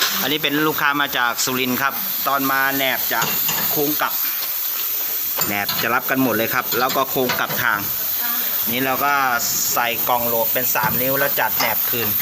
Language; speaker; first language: Thai; native; Thai